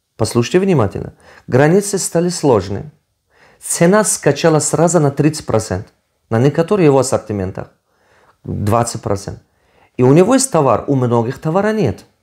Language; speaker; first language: Russian; non-native, local second language; Tajik